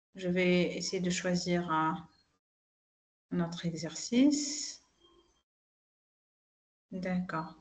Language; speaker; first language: French; non-native, local second language; Arabic